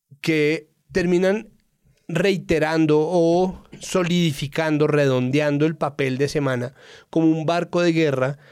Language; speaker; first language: Spanish; native; Spanish